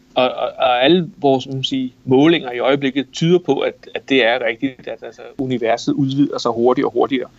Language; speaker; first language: Danish; native; Danish